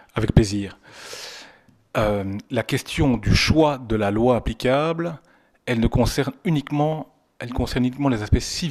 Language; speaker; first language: French; native; French